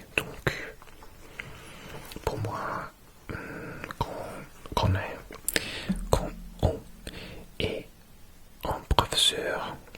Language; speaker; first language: French; non-native, learner; English